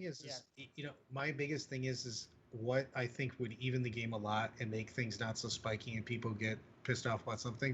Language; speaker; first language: English; native; English